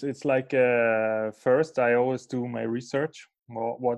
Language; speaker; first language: English; non-native, fluent; Swiss German